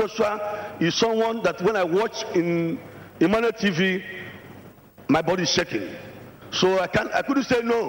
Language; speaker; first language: English; non-native, local second language; Igbo